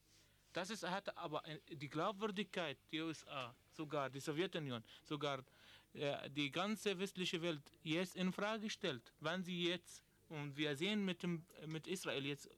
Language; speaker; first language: German; non-native, learner; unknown